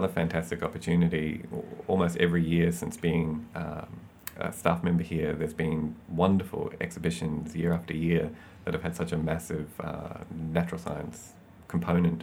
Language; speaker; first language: English; native; English